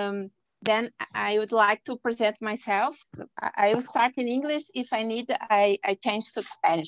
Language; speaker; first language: English; non-native, learner; Portuguese